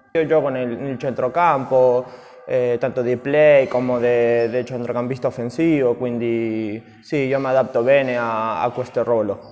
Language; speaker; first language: Italian; non-native, fluent; Spanish